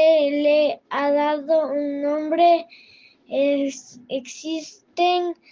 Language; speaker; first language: Spanish; non-native, learner; French